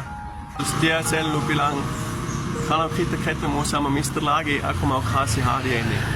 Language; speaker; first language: Indonesian; non-native, fluent; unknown